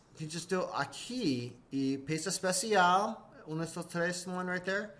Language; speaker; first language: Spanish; non-native, learner; English